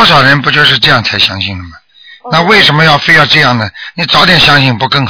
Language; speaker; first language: Chinese; native; Chinese